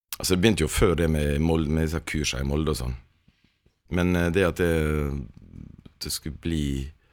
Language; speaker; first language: Norwegian; native; Norwegian